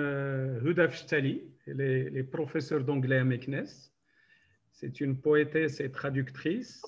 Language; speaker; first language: French; non-native, local second language; Arabic